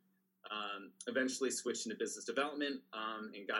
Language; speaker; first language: English; native; English